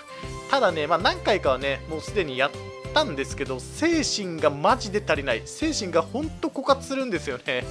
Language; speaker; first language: Japanese; native; Japanese